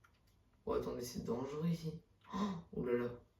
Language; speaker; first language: French; native; French